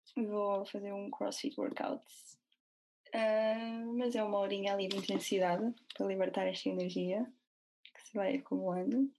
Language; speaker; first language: Portuguese; native; Portuguese